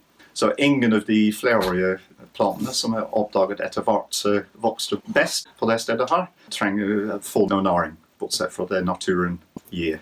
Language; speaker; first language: Norwegian; non-native, fluent; English